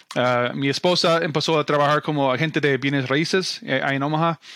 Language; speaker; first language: Spanish; non-native, fluent; English